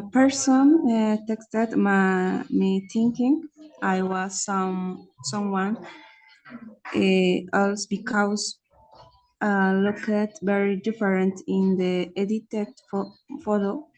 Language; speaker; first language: English; non-native, learner; Spanish